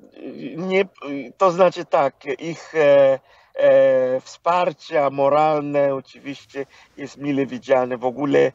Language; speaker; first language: Polish; non-native, fluent; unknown